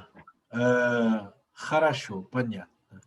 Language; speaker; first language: Russian; non-native, learner; Portuguese